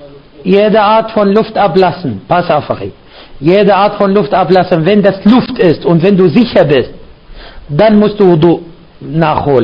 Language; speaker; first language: German; non-native, fluent; Arabic